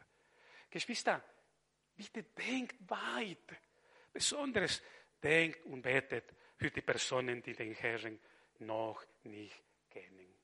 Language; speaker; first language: German; non-native, fluent; Spanish